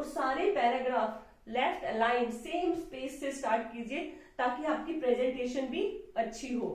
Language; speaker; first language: Hindi; native; Hindi